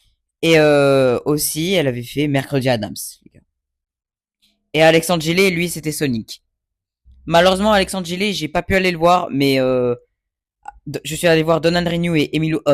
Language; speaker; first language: French; native; French